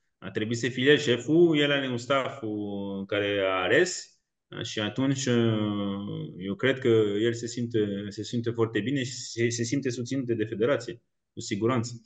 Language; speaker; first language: Romanian; non-native, fluent; French